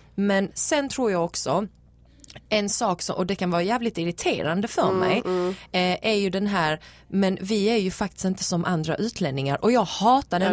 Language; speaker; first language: Swedish; early bilingual, other home language; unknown